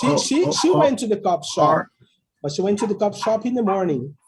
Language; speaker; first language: English; non-native, fluent; Portuguese